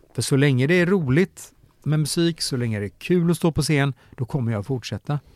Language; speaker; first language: Swedish; native; Swedish